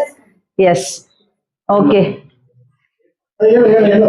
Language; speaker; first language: Kannada; non-native, local second language; Tamil